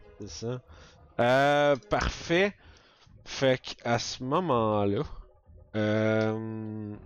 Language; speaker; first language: French; native; French